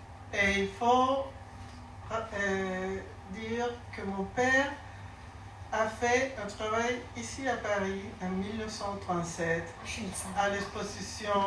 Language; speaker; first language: French; non-native, learner; Spanish